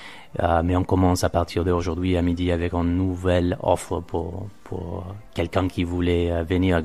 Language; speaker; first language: French; non-native, fluent; Spanish